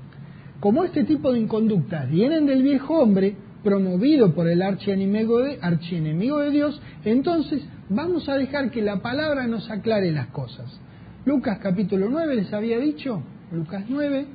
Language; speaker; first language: Spanish; native; Spanish